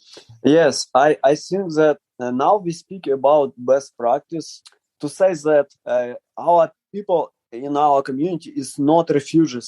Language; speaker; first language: English; non-native, learner; Ukrainian